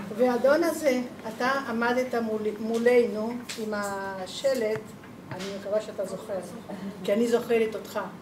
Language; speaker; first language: Hebrew; non-native, fluent; Spanish